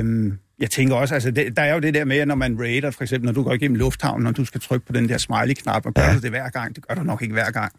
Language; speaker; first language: Danish; native; Danish